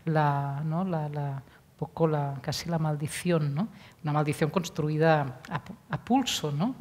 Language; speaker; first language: Spanish; non-native, local second language; Catalan